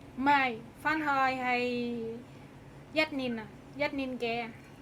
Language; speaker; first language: Cantonese; non-native, learner; Indonesian